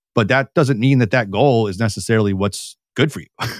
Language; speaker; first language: English; native; English